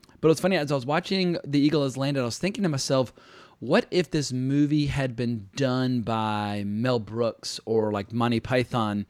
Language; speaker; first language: English; native; English